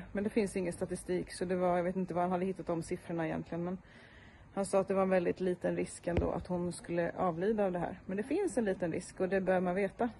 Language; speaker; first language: Swedish; native; Swedish